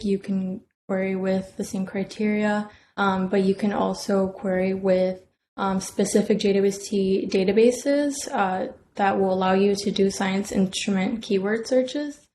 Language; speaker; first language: English; native; English